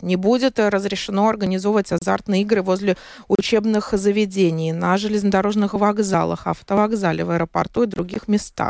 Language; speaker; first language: Russian; native; Russian